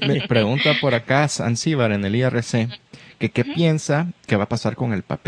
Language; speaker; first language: Spanish; native; Spanish